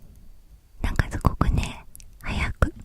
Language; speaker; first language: Japanese; native; Japanese